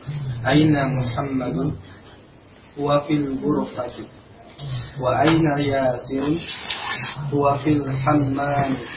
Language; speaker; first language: Arabic; non-native, learner; Indonesian